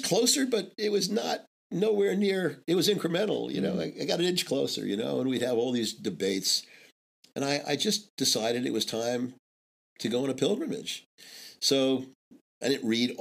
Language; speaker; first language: English; native; English